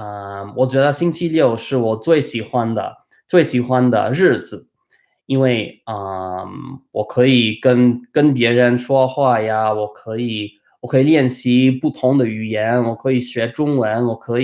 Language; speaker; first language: Chinese; non-native, fluent; English